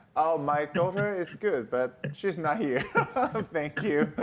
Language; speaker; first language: English; non-native, learner; Chinese